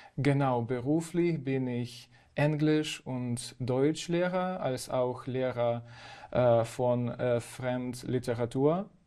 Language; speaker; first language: German; non-native, fluent; Ukrainian